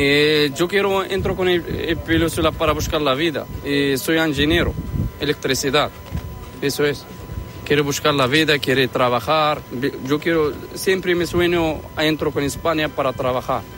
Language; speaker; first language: Spanish; non-native, learner; Arabic